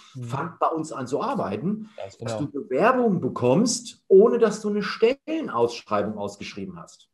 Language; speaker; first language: German; native; German